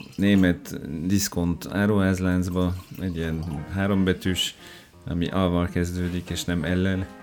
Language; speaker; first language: Hungarian; non-native, fluent; French